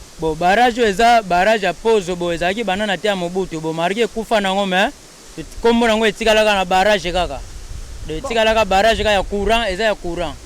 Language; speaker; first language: Lingala; non-native, local second language; Kongo